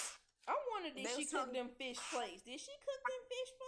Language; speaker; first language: English; native; English